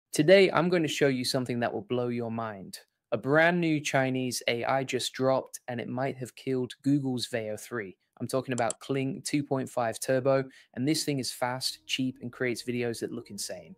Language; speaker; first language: English; native; English